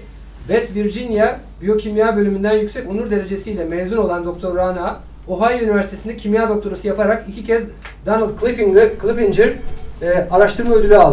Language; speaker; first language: Turkish; native; Turkish